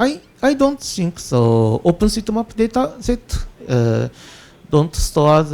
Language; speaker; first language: English; non-native, learner; Japanese